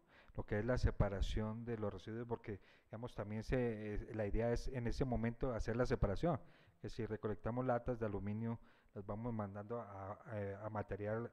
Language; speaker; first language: Spanish; native; Spanish